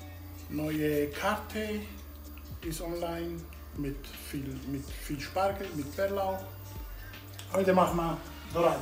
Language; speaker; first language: German; non-native, fluent; Italian